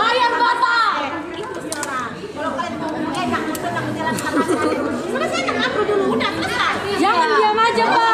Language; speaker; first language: Indonesian; native; Indonesian